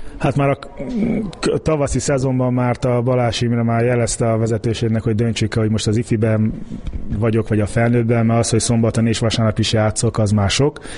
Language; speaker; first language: Hungarian; early bilingual, heritage; Hungarian